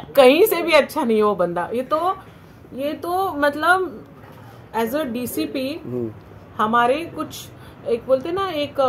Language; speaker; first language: Hindi; non-native, local second language; Marathi